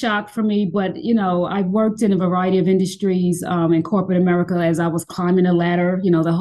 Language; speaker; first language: English; native; English